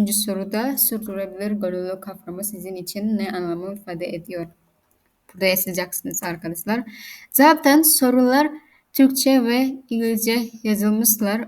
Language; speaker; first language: Turkish; non-native, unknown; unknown